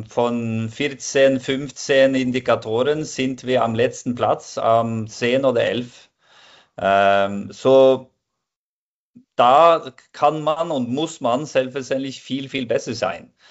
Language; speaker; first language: German; non-native, fluent; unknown